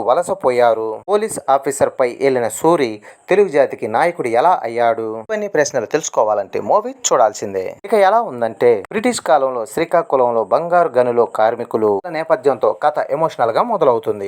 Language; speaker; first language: Telugu; native; Telugu